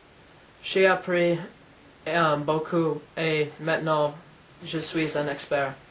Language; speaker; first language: French; non-native, learner; English